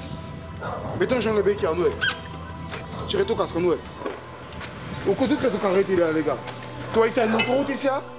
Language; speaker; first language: French; native; French